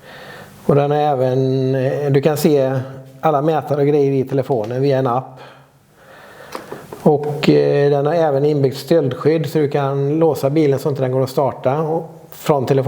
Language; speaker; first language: Swedish; native; Swedish